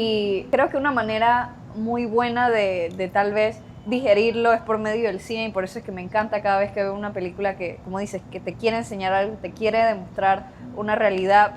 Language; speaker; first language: Spanish; native; Spanish